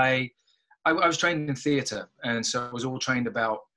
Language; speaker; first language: English; native; English